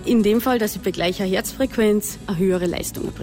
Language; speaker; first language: German; native; German